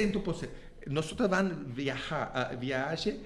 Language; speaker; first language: Spanish; non-native, learner; English